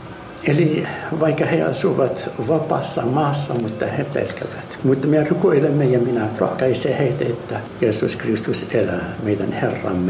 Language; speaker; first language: Finnish; non-native, fluent; Arabic